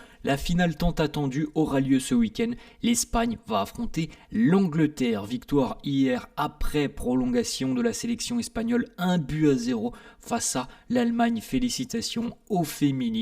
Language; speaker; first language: French; native; French